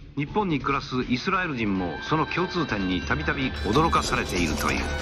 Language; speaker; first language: Japanese; native; Japanese